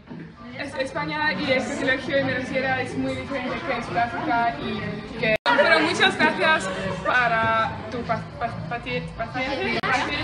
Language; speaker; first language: Spanish; non-native, learner; Afrikaans